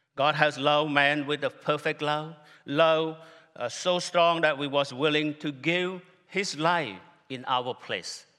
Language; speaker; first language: English; non-native, fluent; Khmer